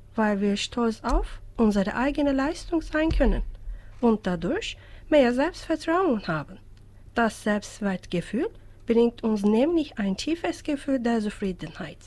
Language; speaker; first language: German; non-native, fluent; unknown